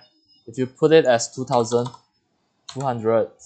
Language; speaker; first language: English; non-native, fluent; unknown